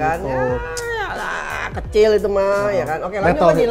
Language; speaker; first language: Indonesian; native; Indonesian